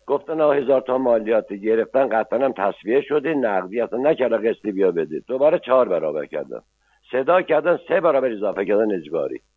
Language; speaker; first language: Persian; non-native, local second language; Azerbaijani